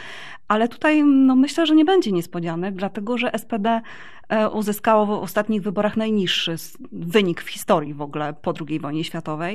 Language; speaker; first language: Polish; native; Polish